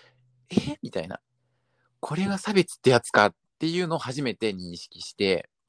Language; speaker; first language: Japanese; early bilingual, other home language; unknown